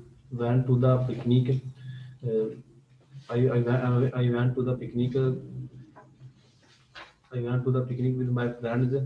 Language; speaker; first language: English; non-native, learner; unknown